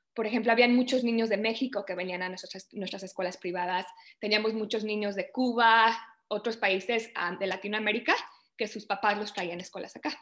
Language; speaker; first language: Spanish; early bilingual, other home language; English